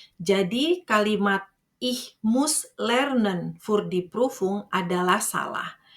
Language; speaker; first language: German; non-native, fluent; Indonesian